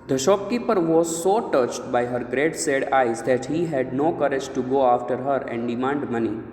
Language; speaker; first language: English; non-native, local second language; Gujarati